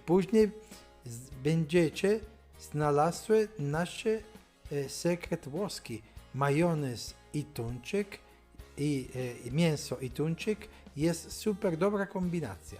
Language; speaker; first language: Polish; non-native, learner; Italian